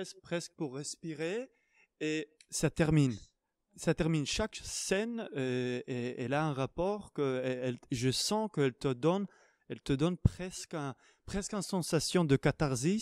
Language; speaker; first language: French; non-native, fluent; Hebrew